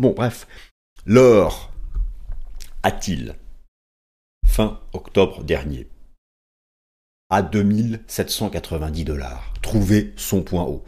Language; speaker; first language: French; native; French